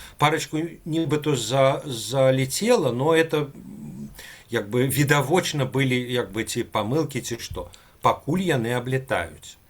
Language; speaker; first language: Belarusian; non-native, local second language; Russian